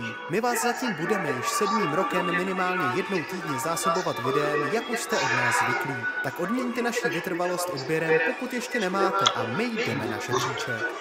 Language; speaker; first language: Czech; native; Czech